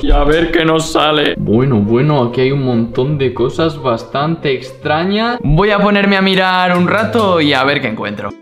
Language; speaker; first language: Spanish; native; Spanish